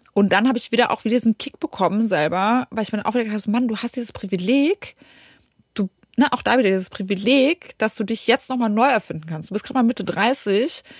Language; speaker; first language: German; early bilingual, other home language; Polish